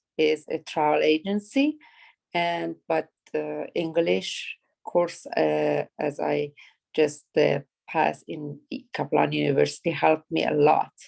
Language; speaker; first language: English; non-native, learner; Persian